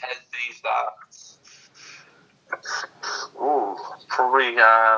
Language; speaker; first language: English; native; English